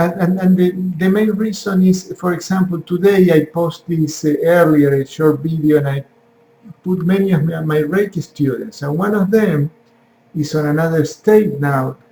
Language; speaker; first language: English; non-native, fluent; Spanish